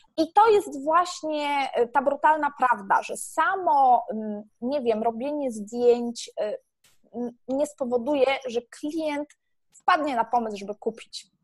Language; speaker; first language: Polish; native; Polish